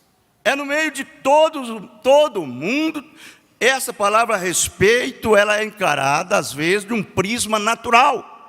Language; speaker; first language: Portuguese; native; Portuguese